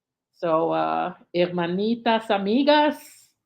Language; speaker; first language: Spanish; non-native, learner; English